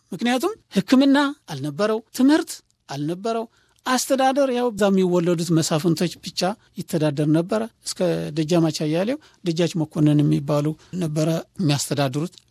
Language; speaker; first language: Amharic; non-native, local second language; Tigrinya